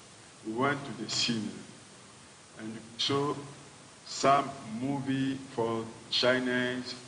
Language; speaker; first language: English; non-native, learner; French